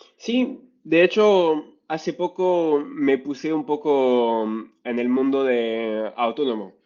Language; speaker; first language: Spanish; non-native, fluent; French